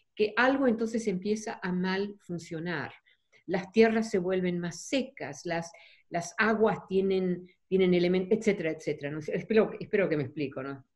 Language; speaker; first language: Spanish; non-native, fluent; Dutch